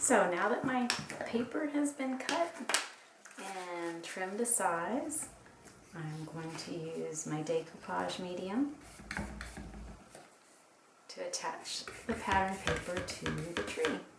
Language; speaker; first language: English; native; English